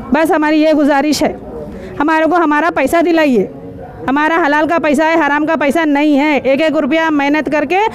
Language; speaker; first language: Hindi; non-native, local second language; Urdu